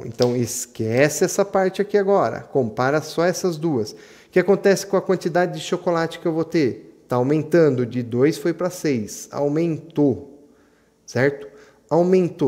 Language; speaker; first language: Portuguese; native; Portuguese